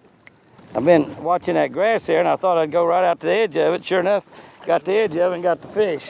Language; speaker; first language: English; native; English